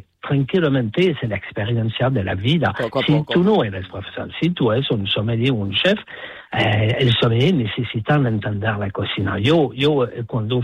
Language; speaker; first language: Spanish; non-native, fluent; English